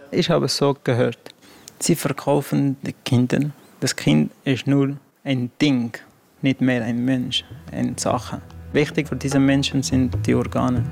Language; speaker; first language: German; non-native, fluent; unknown